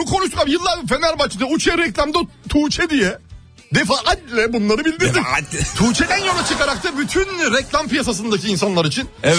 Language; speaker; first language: Turkish; native; Turkish